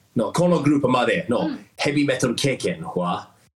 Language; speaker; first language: Japanese; non-native, fluent; English